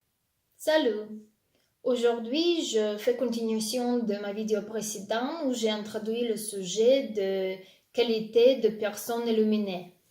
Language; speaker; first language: French; non-native, fluent; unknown